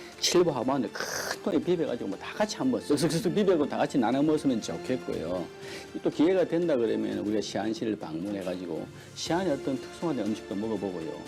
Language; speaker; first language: Korean; native; Korean